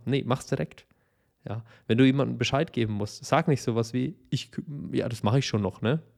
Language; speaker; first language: German; native; German